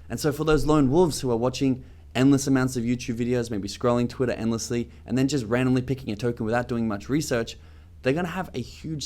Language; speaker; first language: English; native; English